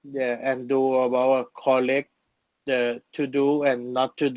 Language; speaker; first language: English; non-native, learner; Thai